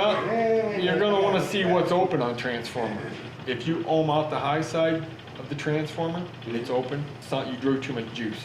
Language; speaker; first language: English; native; English